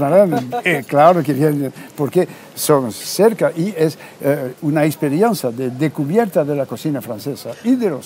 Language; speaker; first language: Spanish; non-native, fluent; French